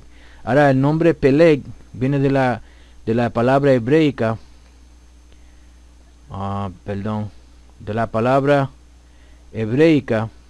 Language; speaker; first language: Spanish; early bilingual, heritage; Spanish